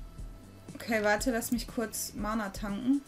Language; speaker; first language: German; native; German